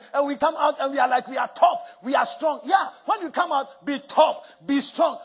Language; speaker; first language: English; non-native, local second language; Akan